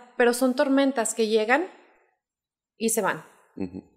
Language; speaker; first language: Spanish; native; Spanish